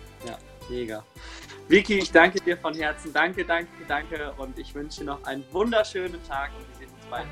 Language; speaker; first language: German; native; German